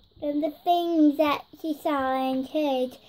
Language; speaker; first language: English; native; English